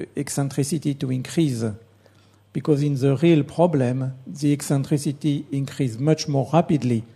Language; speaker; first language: English; non-native, fluent; French